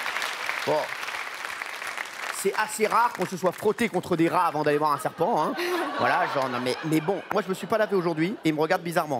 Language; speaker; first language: French; native; French